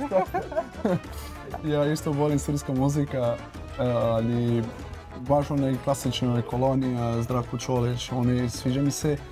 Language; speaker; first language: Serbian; non-native, learner; Portuguese